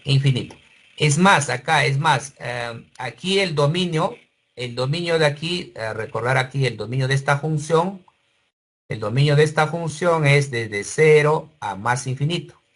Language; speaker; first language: Spanish; native; Spanish